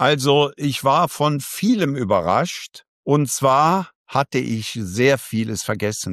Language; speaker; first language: German; native; German